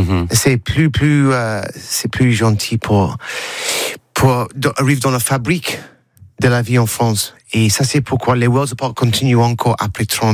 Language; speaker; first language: French; non-native, learner; English